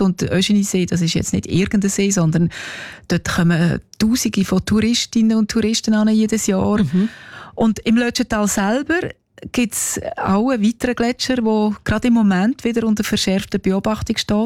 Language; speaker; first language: German; native; German